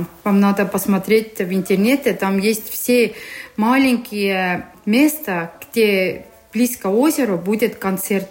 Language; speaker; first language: Russian; non-native, learner; Estonian